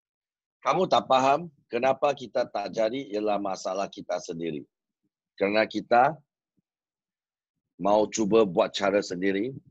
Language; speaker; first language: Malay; non-native, local second language; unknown